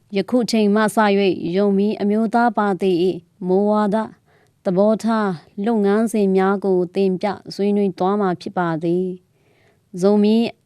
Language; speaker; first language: Burmese; non-native, local second language; Tedim Chin